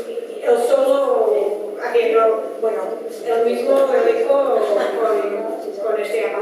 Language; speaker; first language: Spanish; non-native, fluent; Dutch